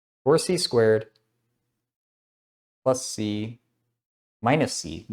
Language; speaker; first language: English; native; English